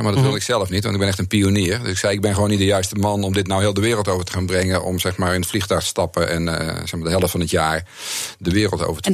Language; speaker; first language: Dutch; native; Dutch